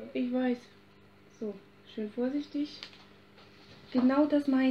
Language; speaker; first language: German; native; German